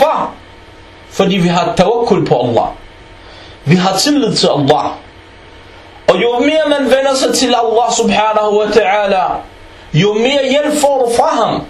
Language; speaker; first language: Danish; early bilingual, other home language; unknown